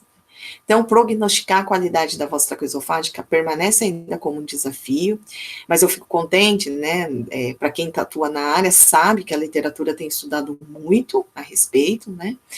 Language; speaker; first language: Portuguese; native; Portuguese